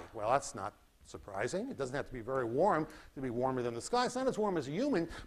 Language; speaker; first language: English; native; English